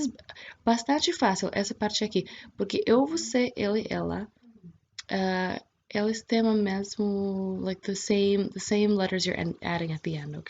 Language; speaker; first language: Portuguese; non-native, fluent; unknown